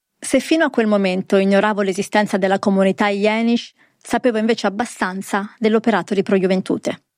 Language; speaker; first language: Italian; native; Italian